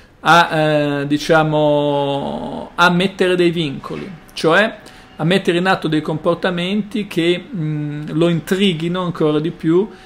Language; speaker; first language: Italian; native; Italian